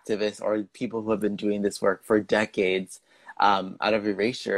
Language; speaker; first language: English; native; English